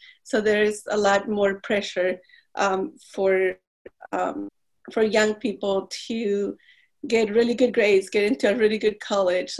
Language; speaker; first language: English; non-native, fluent; Spanish